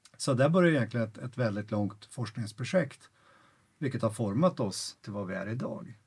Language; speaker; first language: Swedish; native; Swedish